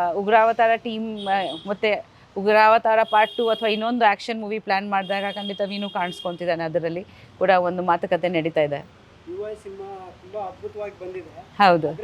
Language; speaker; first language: Kannada; non-native, fluent; Bangla